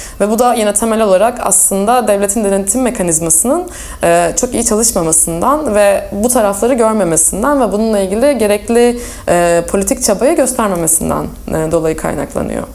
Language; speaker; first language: Turkish; native; Turkish